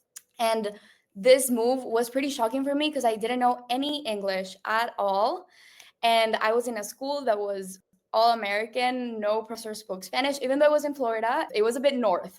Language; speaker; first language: English; non-native, local second language; Spanish